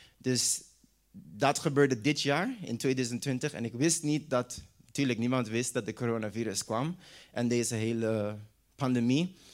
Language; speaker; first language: Dutch; non-native, local second language; English